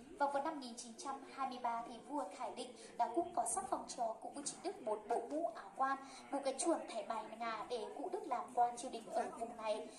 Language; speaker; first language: Vietnamese; non-native, local second language; Hmong